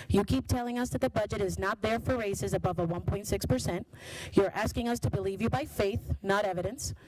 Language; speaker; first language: English; non-native, fluent; Spanish